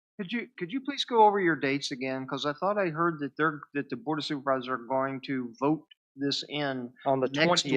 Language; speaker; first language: English; native; English